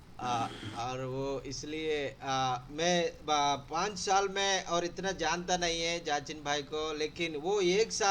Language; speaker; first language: Hindi; non-native, local second language; Telugu